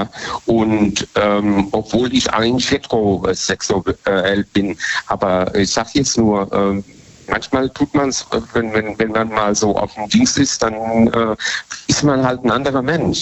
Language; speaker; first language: German; native; German